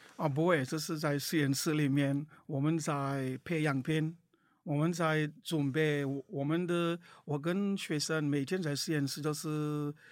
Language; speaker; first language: Chinese; non-native, fluent; English